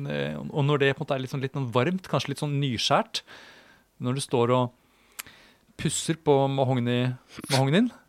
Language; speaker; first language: Norwegian; native; Norwegian